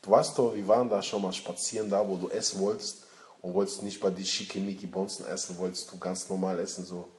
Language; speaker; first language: German; early bilingual, other home language; Russian